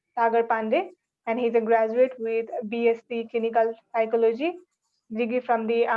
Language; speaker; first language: English; non-native, local second language; Nepali